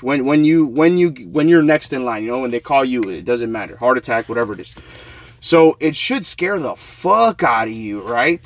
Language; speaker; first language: English; native; English